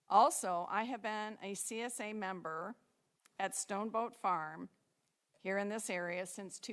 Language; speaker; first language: English; native; English